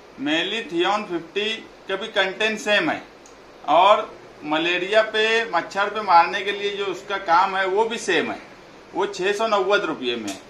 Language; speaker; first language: Hindi; non-native, local second language; Urdu